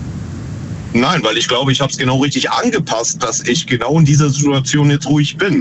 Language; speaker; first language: German; native; German